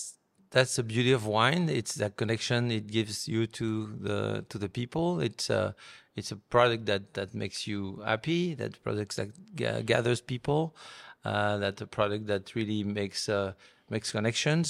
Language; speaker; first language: English; non-native, fluent; French